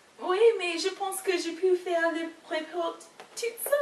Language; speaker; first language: French; non-native, learner; English